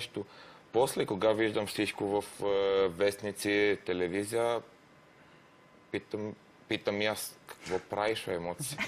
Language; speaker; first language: Bulgarian; non-native, learner; Romanian